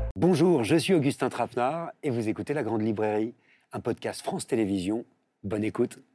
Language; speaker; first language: French; native; French